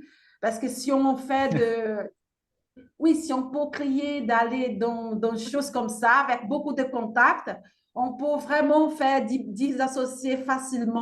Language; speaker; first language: French; non-native, fluent; Portuguese